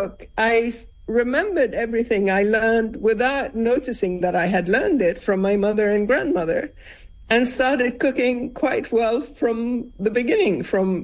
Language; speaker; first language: English; non-native, fluent; Arabic